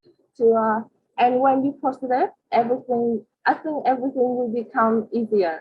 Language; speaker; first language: English; non-native, learner; Vietnamese